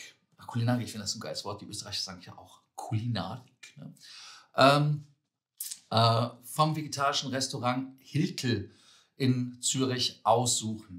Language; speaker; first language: German; native; German